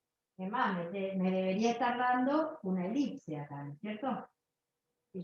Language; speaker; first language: Spanish; native; Spanish